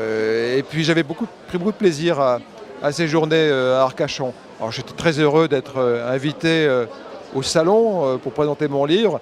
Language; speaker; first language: French; native; French